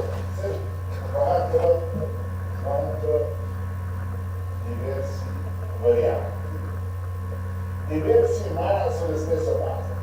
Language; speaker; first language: Italian; non-native, learner; Russian